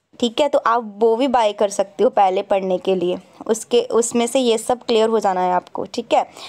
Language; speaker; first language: Hindi; non-native, local second language; Punjabi